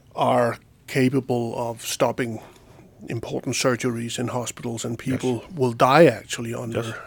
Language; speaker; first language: English; non-native, fluent; Danish